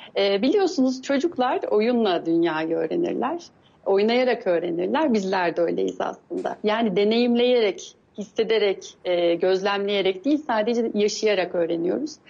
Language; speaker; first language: Turkish; native; Turkish